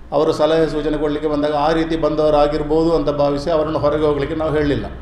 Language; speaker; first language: Kannada; non-native, local second language; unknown